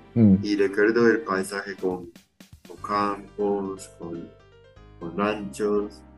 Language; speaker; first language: Spanish; non-native, fluent; Japanese